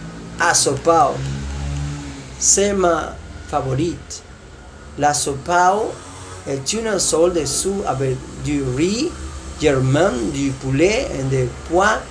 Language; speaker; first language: French; non-native, learner; Spanish